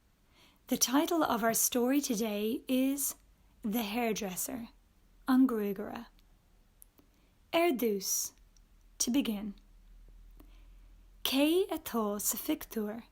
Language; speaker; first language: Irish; non-native, local second language; English